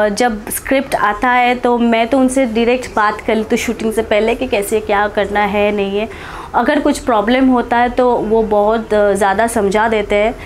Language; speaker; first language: Hindi; non-native, local second language; Bangla